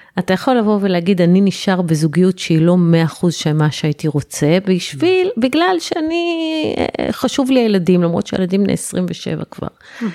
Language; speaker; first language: Hebrew; native; Hebrew